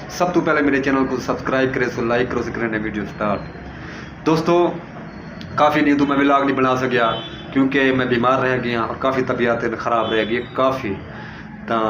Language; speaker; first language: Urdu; non-native, local second language; Saraiki